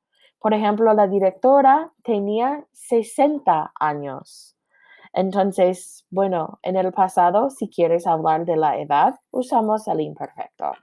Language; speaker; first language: Spanish; non-native, fluent; English